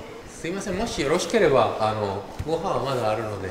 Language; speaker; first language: Italian; native; Italian